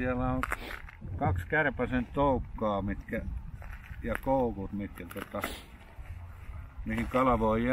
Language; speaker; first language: Finnish; native; Finnish